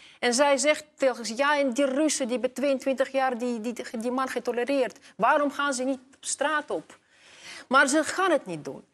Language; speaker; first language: Dutch; non-native, fluent; Russian